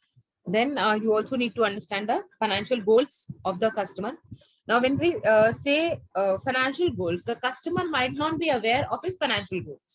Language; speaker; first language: English; non-native, local second language; Hindi